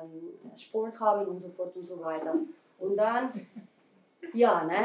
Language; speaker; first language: German; non-native, fluent; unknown